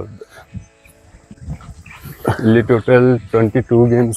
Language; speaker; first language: Kannada; non-native, local second language; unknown